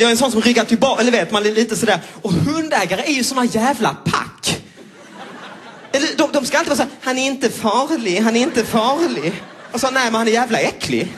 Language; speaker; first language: Swedish; native; Swedish